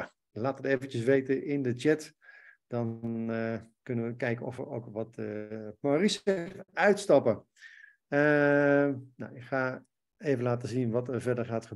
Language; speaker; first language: Dutch; native; Dutch